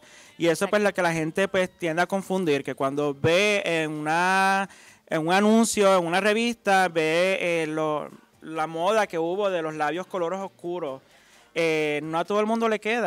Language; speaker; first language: Spanish; native; Spanish